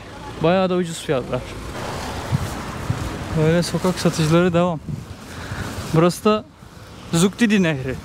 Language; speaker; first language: Turkish; native; Turkish